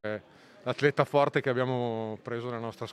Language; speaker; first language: Italian; native; Italian